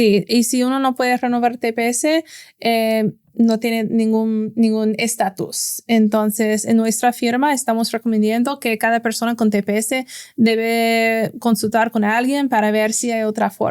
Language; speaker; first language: Spanish; non-native, fluent; English